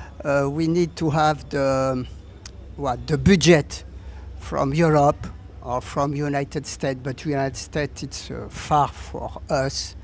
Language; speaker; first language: English; non-native, learner; French